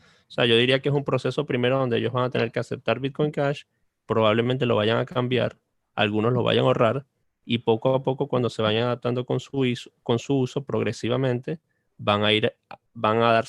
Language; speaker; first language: Spanish; native; Spanish